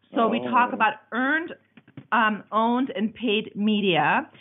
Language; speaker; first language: English; non-native, fluent; German